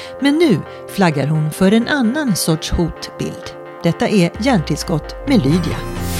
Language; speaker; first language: Swedish; native; Swedish